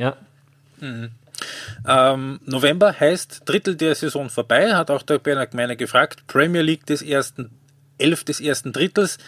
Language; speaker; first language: German; native; German